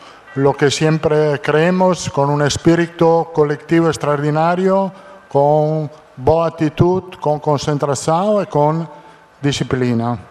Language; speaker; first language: Portuguese; non-native, fluent; Italian